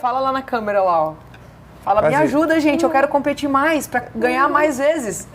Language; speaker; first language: Portuguese; native; Portuguese